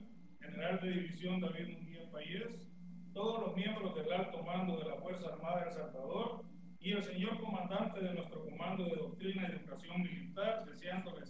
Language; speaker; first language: Spanish; native; Spanish